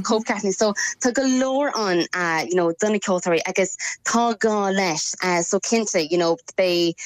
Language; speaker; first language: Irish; non-native, local second language; English